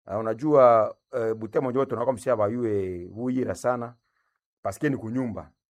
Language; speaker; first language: Swahili; non-native, local second language; Nande